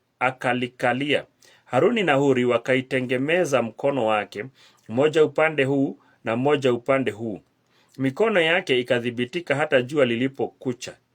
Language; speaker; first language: Swahili; non-native, local second language; Kikuyu